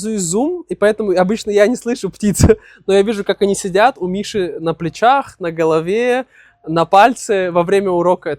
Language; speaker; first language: Russian; native; Russian